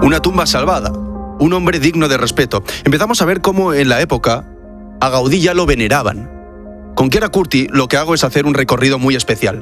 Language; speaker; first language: Spanish; native; Spanish